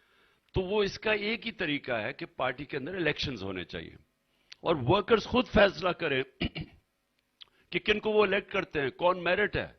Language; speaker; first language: Urdu; native; Urdu